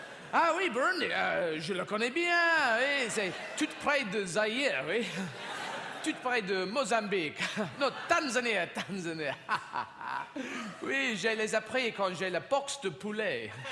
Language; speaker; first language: French; non-native, fluent; English